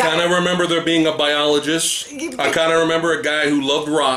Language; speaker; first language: English; native; English